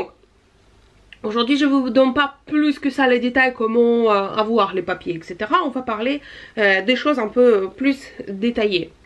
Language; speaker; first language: French; non-native, fluent; Russian